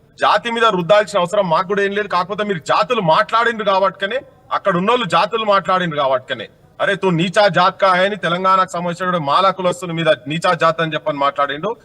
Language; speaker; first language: Telugu; native; Telugu